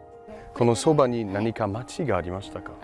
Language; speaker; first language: Japanese; non-native, learner; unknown